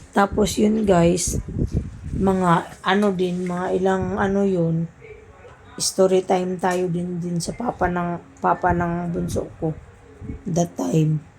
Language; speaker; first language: Filipino; non-native, local second language; Cebuano